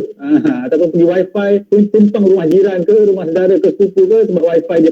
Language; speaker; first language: Malay; native; Malay